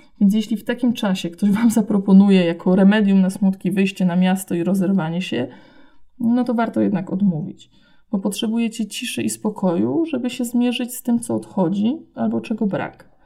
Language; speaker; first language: Polish; native; Polish